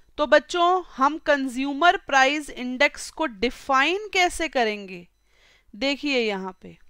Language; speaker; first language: Hindi; native; Hindi